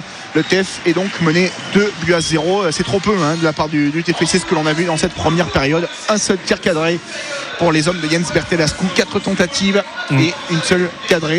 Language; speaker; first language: French; native; French